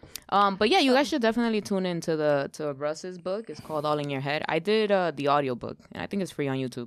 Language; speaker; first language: English; early bilingual, other home language; Spanish